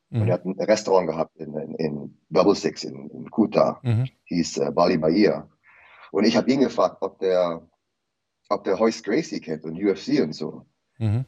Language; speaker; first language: German; early bilingual, heritage; Indonesian